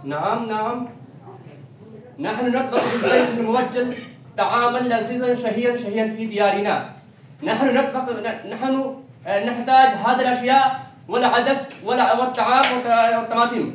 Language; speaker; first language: Arabic; non-native, learner; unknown